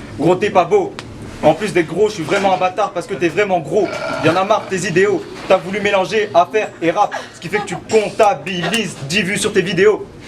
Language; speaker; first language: French; early bilingual, other home language; Turkish